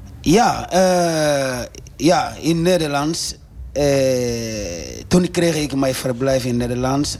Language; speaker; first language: Dutch; non-native, learner; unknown